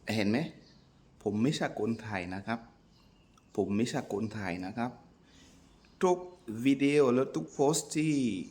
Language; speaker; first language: Thai; non-native, fluent; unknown